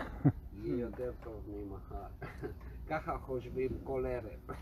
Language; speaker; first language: Hebrew; non-native, fluent; Romanian